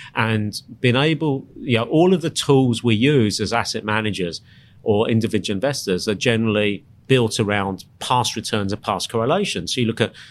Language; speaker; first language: English; native; English